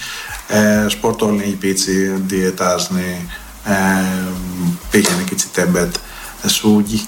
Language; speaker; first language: Hungarian; non-native, learner; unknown